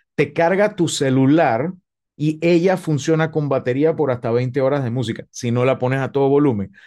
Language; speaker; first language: Spanish; native; Spanish